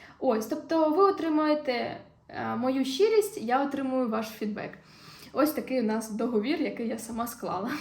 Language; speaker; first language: Ukrainian; non-native, local second language; Russian